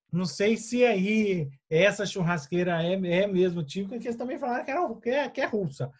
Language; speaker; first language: Portuguese; native; Portuguese